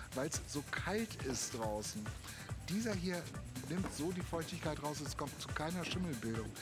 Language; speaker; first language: German; native; German